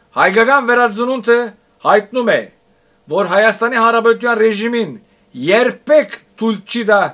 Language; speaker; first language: Armenian; early bilingual, heritage; Armenian